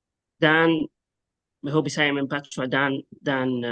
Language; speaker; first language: Indonesian; non-native, learner; Arabic